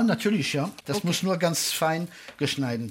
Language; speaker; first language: German; non-native, fluent; French